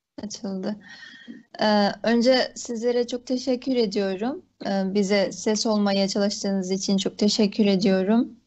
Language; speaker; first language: Turkish; early bilingual, other home language; Uyghur